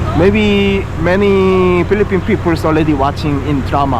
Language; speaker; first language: English; non-native, learner; Korean